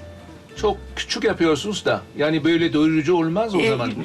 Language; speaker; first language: Turkish; non-native, fluent; Korean